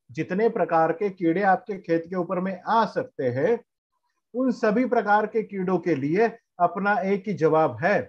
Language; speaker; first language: Hindi; non-native, local second language; Marathi